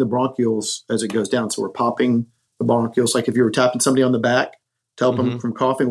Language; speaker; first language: English; native; English